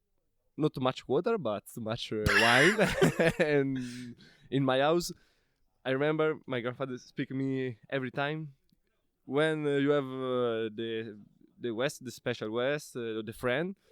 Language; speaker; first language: English; non-native, learner; Italian